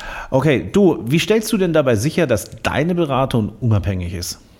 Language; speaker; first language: German; native; German